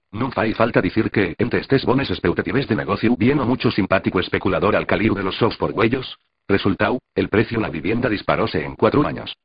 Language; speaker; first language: Asturian; non-native, local second language; Spanish